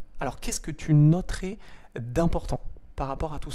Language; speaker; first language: French; native; French